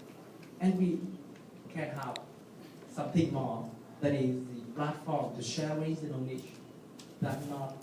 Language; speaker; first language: English; non-native, learner; Vietnamese